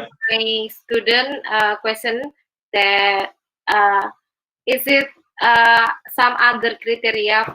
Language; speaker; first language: English; non-native, learner; Indonesian